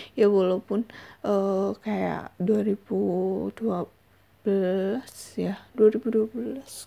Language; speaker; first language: Indonesian; native; Indonesian